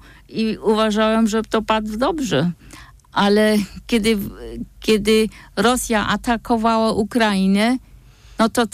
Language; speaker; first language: Polish; non-native, fluent; German